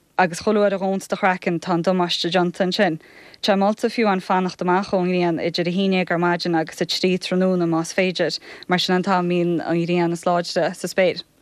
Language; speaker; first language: Irish; native; Irish